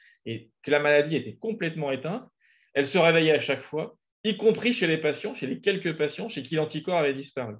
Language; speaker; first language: French; native; French